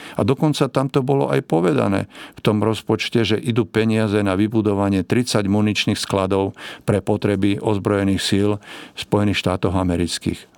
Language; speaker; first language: Slovak; native; Slovak